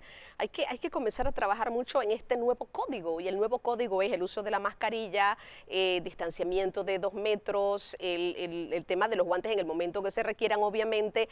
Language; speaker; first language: Spanish; native; Spanish